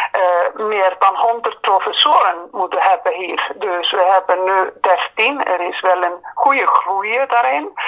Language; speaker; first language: Dutch; non-native, fluent; Icelandic